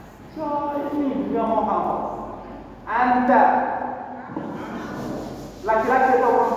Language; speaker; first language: Indonesian; non-native, learner; Arabic